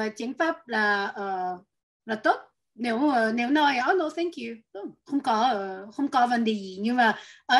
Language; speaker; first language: Vietnamese; non-native, learner; French